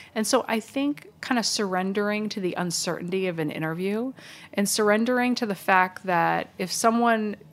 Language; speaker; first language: English; native; English